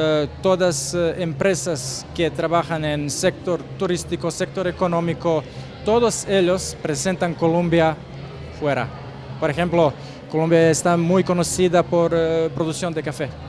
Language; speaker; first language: Spanish; non-native, fluent; Croatian